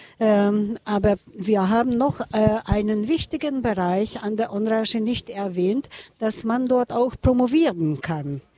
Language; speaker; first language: German; non-native, fluent; Hungarian